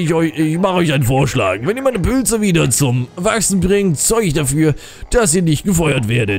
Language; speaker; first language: German; native; German